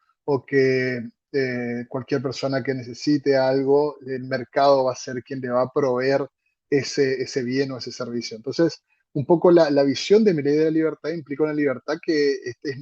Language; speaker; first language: Spanish; native; Spanish